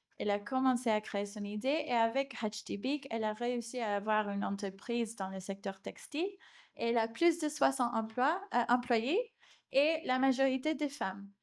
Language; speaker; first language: French; non-native, fluent; Spanish